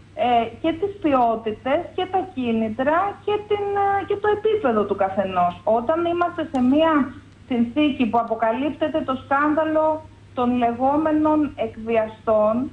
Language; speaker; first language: Greek; native; Greek